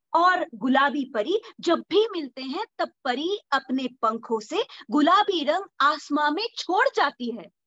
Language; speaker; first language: Hindi; non-native, local second language; Marathi